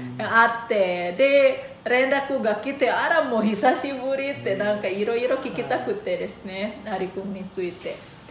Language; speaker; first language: Japanese; non-native, fluent; Indonesian